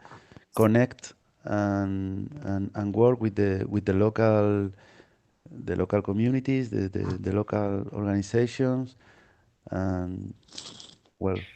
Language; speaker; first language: English; non-native, fluent; Spanish